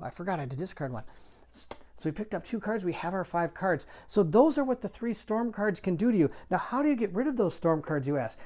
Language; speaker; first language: English; native; English